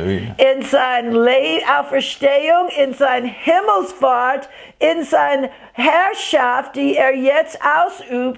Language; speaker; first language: German; non-native, fluent; English